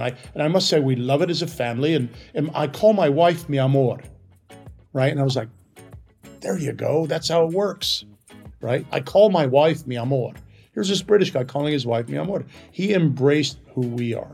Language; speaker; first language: English; native; English